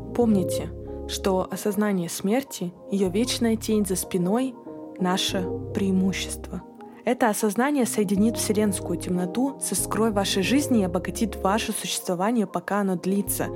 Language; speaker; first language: Russian; native; Russian